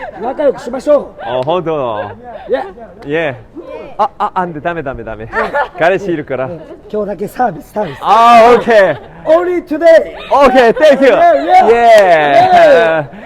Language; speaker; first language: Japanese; non-native, learner; Korean